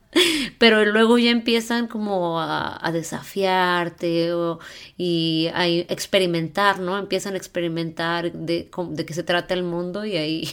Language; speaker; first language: Spanish; native; Spanish